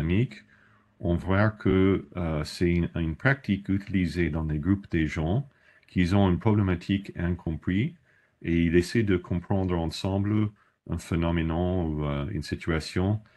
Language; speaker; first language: French; non-native, fluent; English